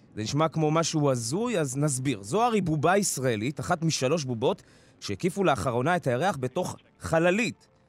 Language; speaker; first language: Hebrew; early bilingual, other home language; Russian